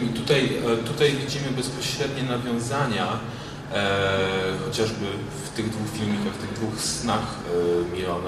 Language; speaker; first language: Polish; native; Polish